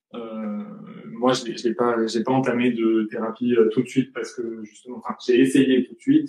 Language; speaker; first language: French; native; French